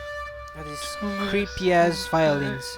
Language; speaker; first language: English; non-native, fluent; Portuguese